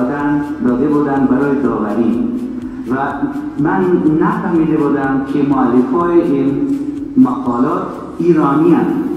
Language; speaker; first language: Persian; non-native, fluent; Russian